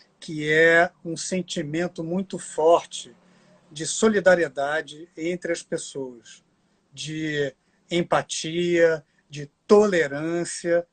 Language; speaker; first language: Portuguese; native; Portuguese